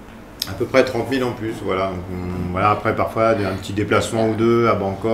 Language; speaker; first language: French; native; French